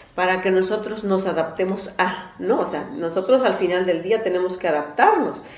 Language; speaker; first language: Spanish; non-native, local second language; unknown